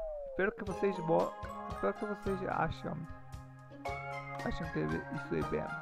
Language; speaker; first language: Portuguese; non-native, learner; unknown